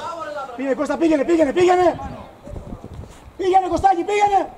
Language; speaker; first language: Greek; native; Greek